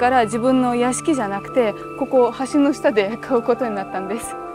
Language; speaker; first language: Japanese; non-native, fluent; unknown